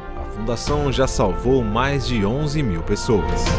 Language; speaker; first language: Portuguese; native; Portuguese